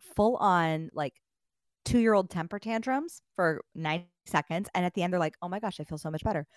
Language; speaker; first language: English; native; English